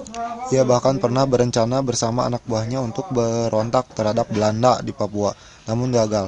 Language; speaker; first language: Indonesian; native; Indonesian